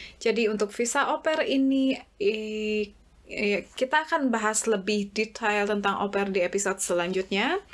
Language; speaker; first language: Indonesian; native; Indonesian